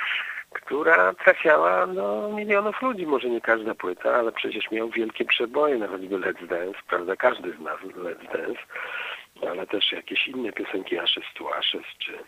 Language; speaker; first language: Polish; native; Polish